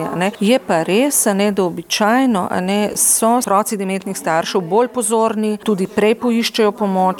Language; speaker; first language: Slovenian; native; Slovenian